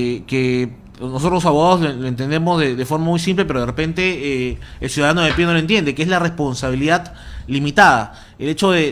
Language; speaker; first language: Spanish; native; Spanish